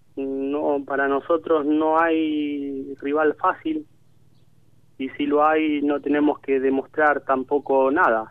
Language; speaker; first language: Spanish; native; Spanish